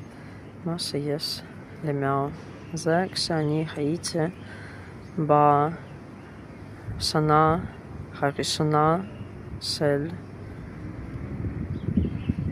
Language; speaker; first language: Hebrew; non-native, learner; Ukrainian